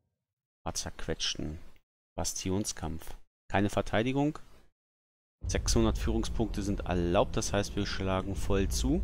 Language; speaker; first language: German; native; German